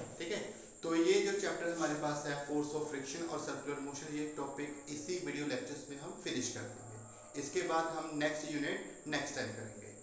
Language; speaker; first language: Hindi; non-native, local second language; Punjabi